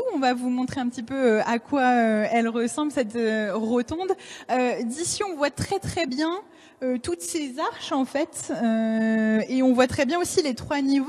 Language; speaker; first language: French; native; French